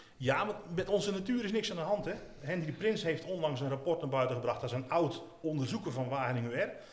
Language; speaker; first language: Dutch; native; Dutch